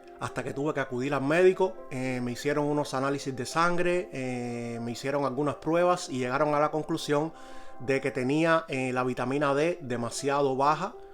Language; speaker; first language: Spanish; native; Spanish